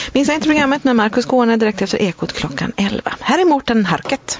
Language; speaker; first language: Swedish; native; Swedish